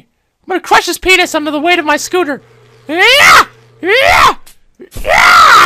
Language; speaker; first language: English; native; English